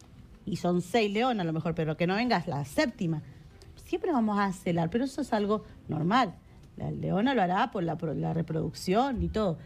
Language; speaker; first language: Spanish; native; Spanish